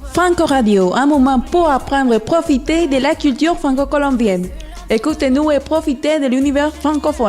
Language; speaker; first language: French; non-native, learner; Spanish